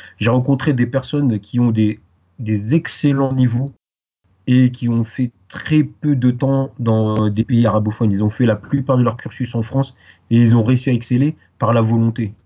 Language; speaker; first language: French; native; French